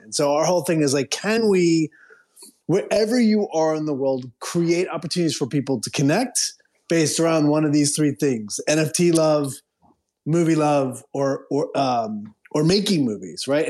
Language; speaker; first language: English; native; English